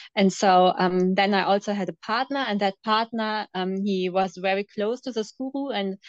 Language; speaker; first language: English; non-native, fluent; German